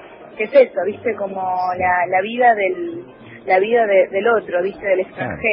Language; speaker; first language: Spanish; early bilingual, other home language; Korean